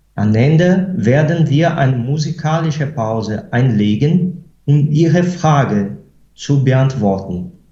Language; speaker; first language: German; non-native, fluent; Portuguese